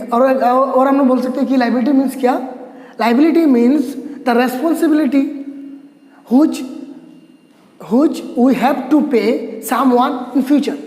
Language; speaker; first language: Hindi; non-native, local second language; Bangla